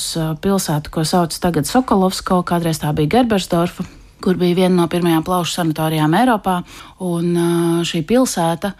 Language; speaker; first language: Latvian; native; Latvian